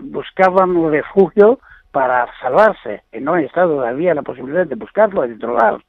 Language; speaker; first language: Spanish; non-native, learner; Greek